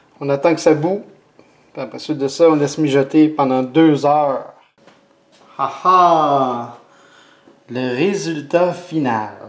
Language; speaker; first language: French; native; French